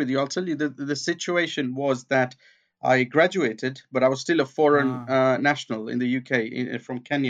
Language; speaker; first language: English; non-native, local second language; Gujarati